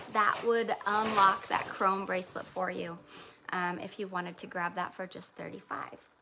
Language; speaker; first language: English; native; English